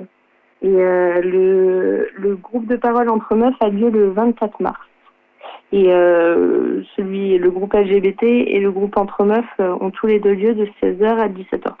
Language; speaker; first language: French; native; French